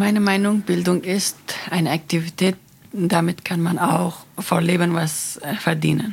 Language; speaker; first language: German; non-native, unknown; Persian